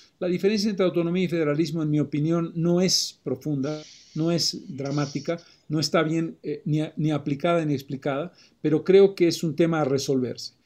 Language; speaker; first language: Spanish; native; Spanish